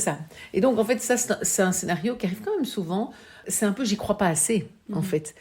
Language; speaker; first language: French; native; French